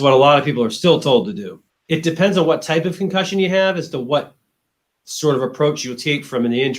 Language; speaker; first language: English; native; English